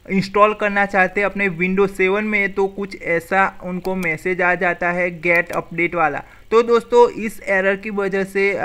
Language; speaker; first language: Hindi; non-native, local second language; Gujarati